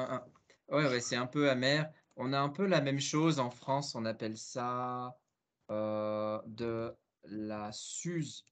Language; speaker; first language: French; non-native, fluent; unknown